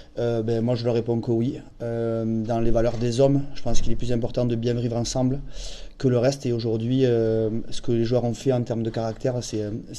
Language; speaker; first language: French; native; French